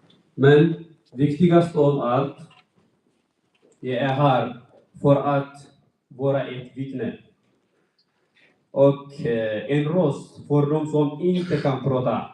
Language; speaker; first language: Swedish; non-native, fluent; Tigrinya